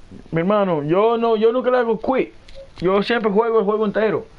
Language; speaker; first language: Spanish; early bilingual, heritage; Spanish